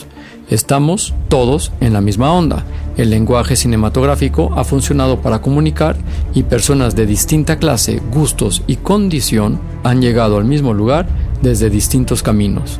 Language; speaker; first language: Spanish; native; Spanish